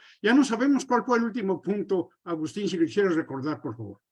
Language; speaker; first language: Spanish; native; Spanish